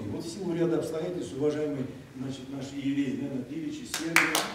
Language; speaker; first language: Russian; native; Russian